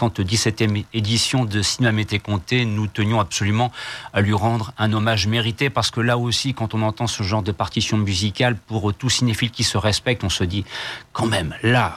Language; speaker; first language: French; native; French